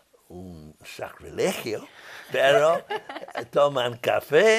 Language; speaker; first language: Spanish; non-native, fluent; English